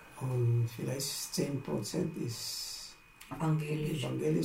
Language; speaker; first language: German; non-native, fluent; Filipino